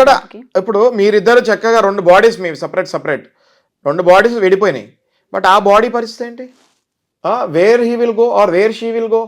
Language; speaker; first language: Telugu; native; Telugu